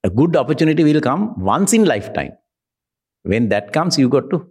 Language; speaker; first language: English; non-native, local second language; Sinhala